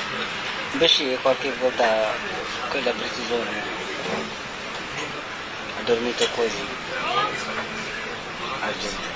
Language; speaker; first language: Italian; non-native, learner; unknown